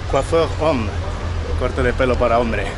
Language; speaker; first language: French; non-native, learner; Spanish